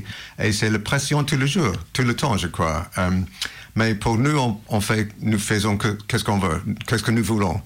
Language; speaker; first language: French; non-native, learner; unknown